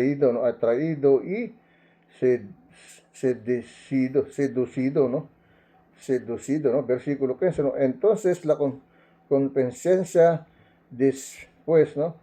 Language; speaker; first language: Spanish; non-native, learner; Filipino